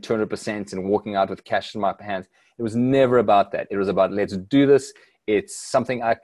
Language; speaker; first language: English; native; English